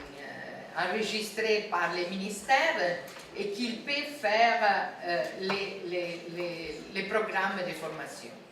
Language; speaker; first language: French; non-native, fluent; Italian